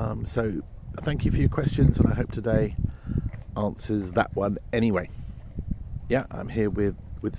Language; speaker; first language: English; native; English